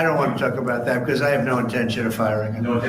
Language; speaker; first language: English; native; English